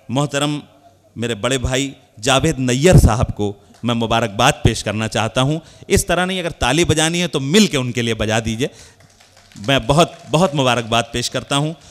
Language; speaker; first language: Urdu; native; Urdu